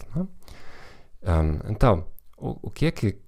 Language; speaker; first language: Portuguese; non-native, fluent; German